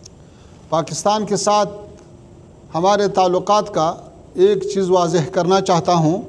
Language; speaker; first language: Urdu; non-native, learner; Pashto